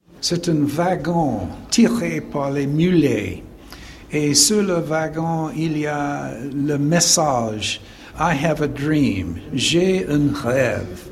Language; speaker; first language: French; non-native, fluent; English